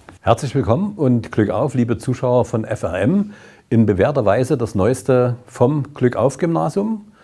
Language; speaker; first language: German; native; German